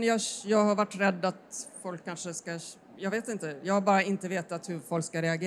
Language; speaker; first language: Swedish; native; Swedish